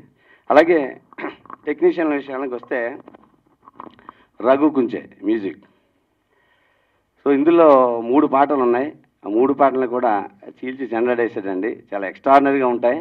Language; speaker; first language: Telugu; native; Telugu